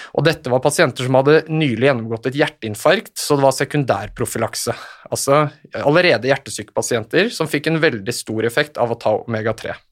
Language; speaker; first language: Norwegian; native; Norwegian